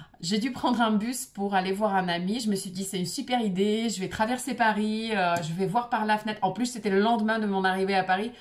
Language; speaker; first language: French; non-native, fluent; Russian